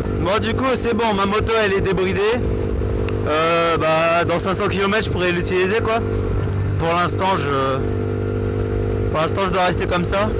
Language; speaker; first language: French; native; French